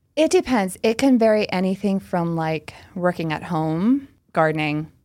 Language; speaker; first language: English; early bilingual, other home language; Pennsylvania German